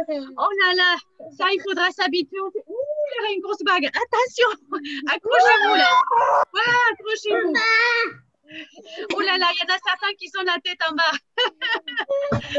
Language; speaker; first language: French; native; French